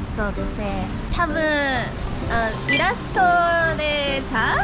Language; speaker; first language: Japanese; non-native, learner; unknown